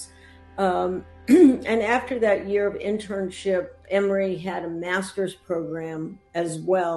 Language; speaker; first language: English; native; English